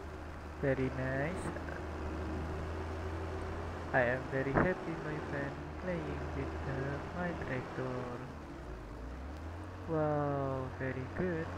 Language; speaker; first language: English; non-native, learner; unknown